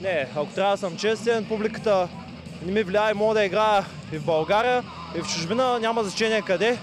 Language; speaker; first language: Bulgarian; native; Bulgarian